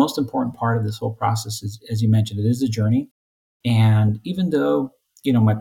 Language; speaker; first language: English; native; English